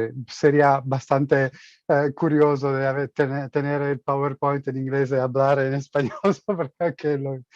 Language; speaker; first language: Spanish; non-native, fluent; Italian